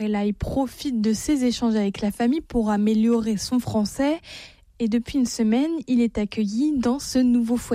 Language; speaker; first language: French; native; French